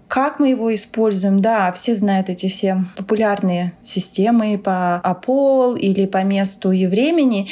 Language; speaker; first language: Russian; non-native, local second language; Tatar